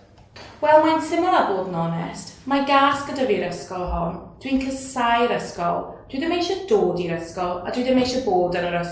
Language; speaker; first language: Welsh; non-native, learner; English